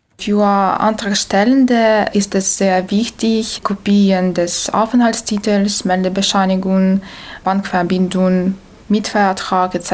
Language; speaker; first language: German; non-native, learner; Ukrainian